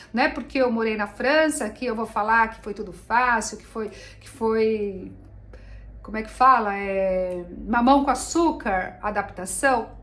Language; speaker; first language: Portuguese; native; Portuguese